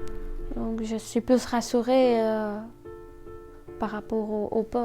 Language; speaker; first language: French; non-native, fluent; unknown